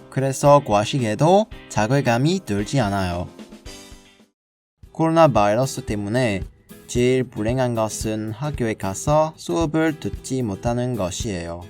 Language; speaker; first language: Korean; non-native, learner; French